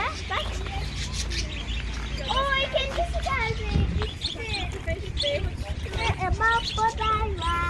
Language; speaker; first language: Turkish; early bilingual, heritage; Turkish